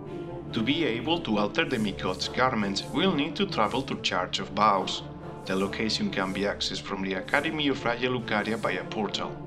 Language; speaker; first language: English; non-native, fluent; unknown